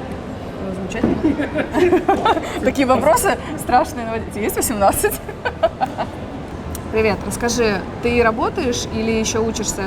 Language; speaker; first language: Russian; native; Russian